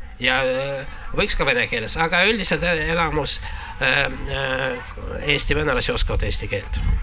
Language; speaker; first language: Estonian; non-native, local second language; Russian